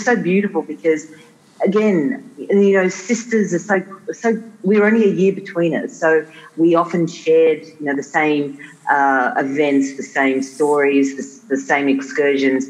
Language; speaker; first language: English; native; English